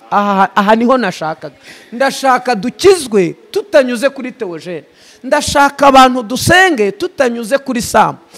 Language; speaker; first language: Kinyarwanda; native; Kinyarwanda